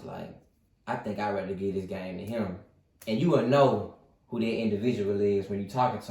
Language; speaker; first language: English; native; English